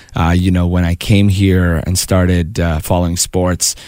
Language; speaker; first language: English; early bilingual, other home language; Persian